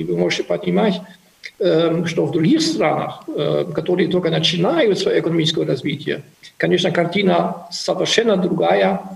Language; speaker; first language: Russian; non-native, fluent; German